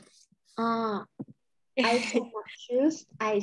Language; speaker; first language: English; non-native, fluent; Lao